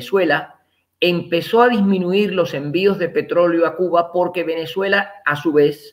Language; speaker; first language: Spanish; native; Spanish